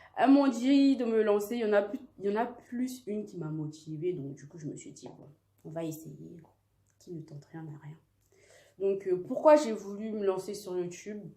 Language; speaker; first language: French; early bilingual, other home language; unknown